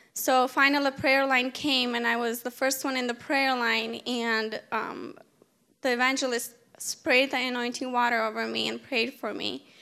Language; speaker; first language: English; native; English